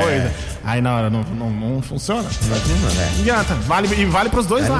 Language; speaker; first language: Portuguese; native; Portuguese